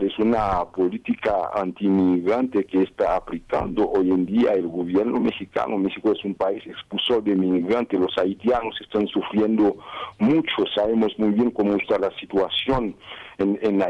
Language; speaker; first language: Spanish; non-native, fluent; Haitian Creole